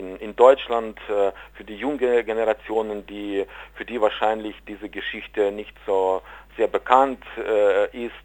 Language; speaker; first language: German; non-native, fluent; Ukrainian